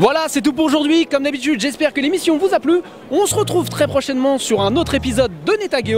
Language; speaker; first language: French; native; French